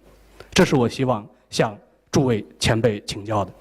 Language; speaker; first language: Chinese; native; Chinese